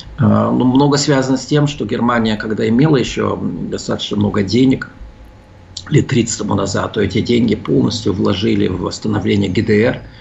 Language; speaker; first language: Russian; early bilingual, heritage; Russian